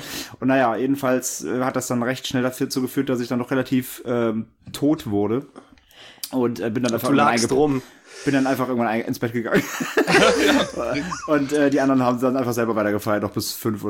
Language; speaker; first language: German; native; German